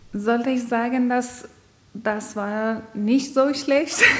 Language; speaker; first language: German; non-native, learner; Persian